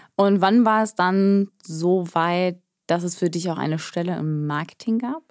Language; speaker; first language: German; native; German